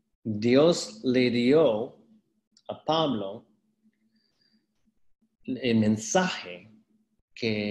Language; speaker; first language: Spanish; non-native, fluent; English